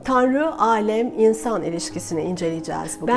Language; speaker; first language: Turkish; native; Turkish